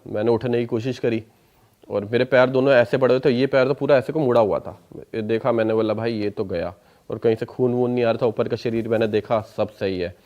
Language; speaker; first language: Hindi; non-native, local second language; Punjabi